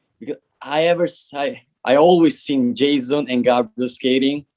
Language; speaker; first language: English; non-native, learner; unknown